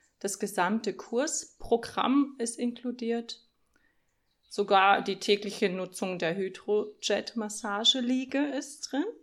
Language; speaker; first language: German; early bilingual, other home language; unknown